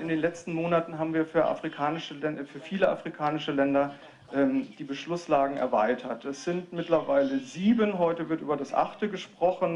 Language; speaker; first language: German; native; German